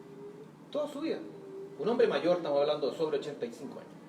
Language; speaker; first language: Spanish; native; Spanish